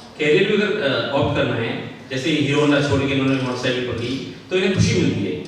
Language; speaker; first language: Hindi; native; Hindi